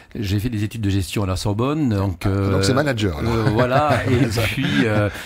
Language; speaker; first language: French; native; French